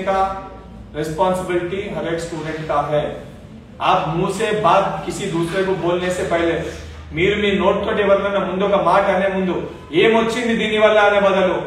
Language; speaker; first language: Hindi; non-native, local second language; Telugu